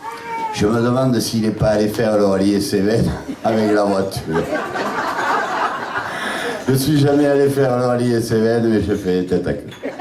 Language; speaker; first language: French; native; French